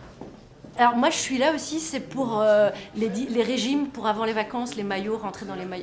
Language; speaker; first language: French; native; French